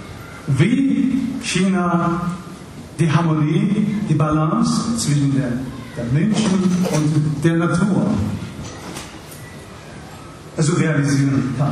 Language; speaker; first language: German; non-native, fluent; Chinese